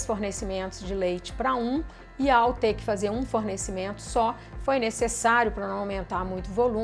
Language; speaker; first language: Portuguese; native; Portuguese